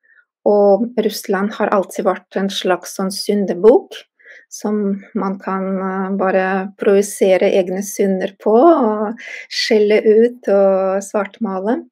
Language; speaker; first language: Norwegian; non-native, fluent; Russian